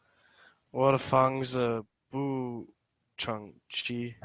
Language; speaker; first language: Chinese; non-native, learner; English